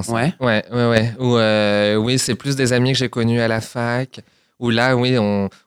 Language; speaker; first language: French; native; French